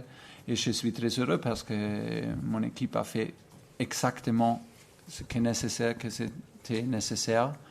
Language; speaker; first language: French; non-native, fluent; German